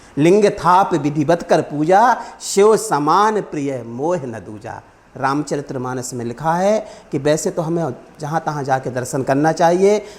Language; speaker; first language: Hindi; native; Hindi